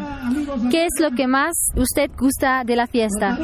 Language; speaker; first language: Spanish; non-native, learner; German